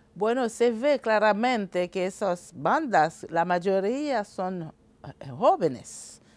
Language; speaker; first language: Spanish; non-native, fluent; Haitian Creole